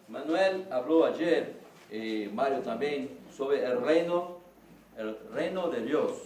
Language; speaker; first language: Spanish; non-native, learner; Portuguese